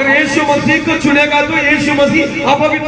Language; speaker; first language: Hindi; non-native, local second language; Malayalam